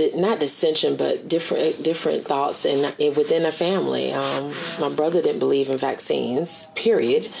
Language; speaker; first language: English; native; English